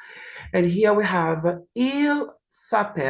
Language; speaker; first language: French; non-native, learner; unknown